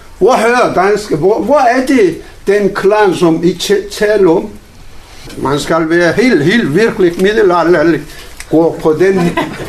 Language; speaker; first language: Danish; non-native, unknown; Turkish